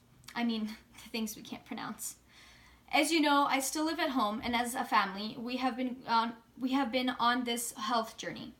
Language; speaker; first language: English; native; English